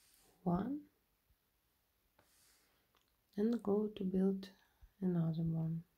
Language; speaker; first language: English; non-native, learner; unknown